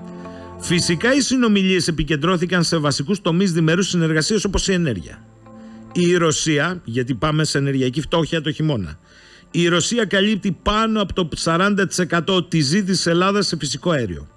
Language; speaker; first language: Greek; native; Greek